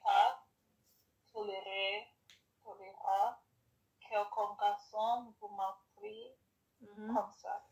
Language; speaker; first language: French; non-native, learner; English